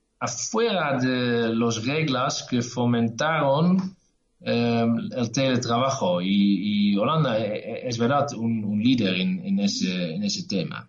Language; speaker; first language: Spanish; non-native, learner; Dutch